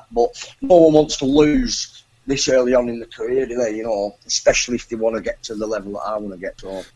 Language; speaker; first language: English; native; English